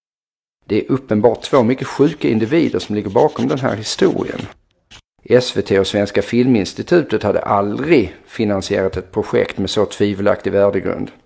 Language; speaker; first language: Swedish; native; Swedish